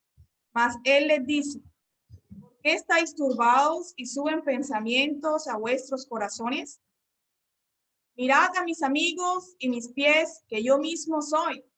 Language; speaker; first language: Spanish; native; Spanish